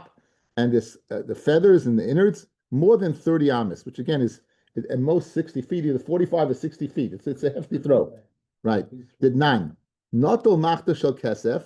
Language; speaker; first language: English; native; English